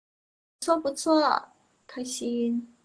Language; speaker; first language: Chinese; non-native, local second language; Indonesian